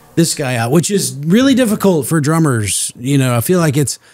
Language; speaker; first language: English; native; English